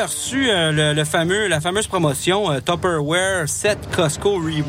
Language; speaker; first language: French; native; French